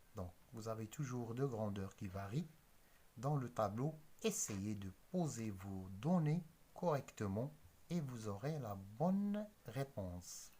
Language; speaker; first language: French; non-native, local second language; Arabic